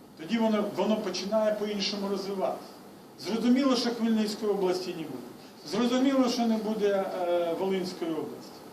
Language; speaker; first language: Ukrainian; non-native, local second language; Russian